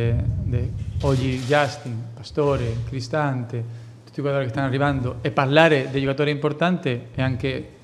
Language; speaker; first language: Italian; non-native, fluent; Spanish